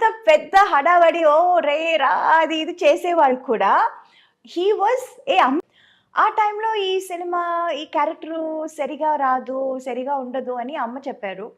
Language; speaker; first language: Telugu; non-native, local second language; Tamil